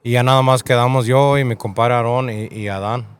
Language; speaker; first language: Spanish; early bilingual, heritage; Spanish